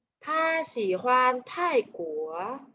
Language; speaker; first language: Chinese; non-native, fluent; Thai